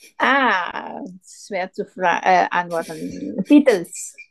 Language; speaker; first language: German; non-native, learner; Indonesian